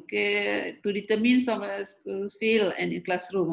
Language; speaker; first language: English; non-native, local second language; Malay